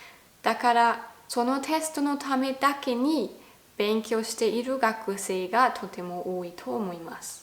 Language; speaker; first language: Japanese; non-native, fluent; German